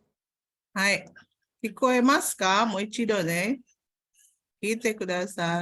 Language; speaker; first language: Japanese; non-native, fluent; Indonesian